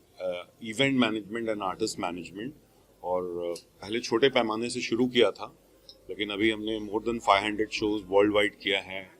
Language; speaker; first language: Hindi; native; Hindi